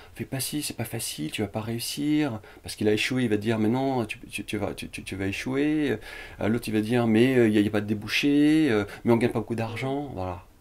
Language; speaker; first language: French; early bilingual, other home language; Vietnamese